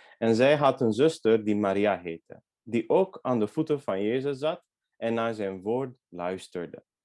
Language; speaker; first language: Dutch; non-native, fluent; Hungarian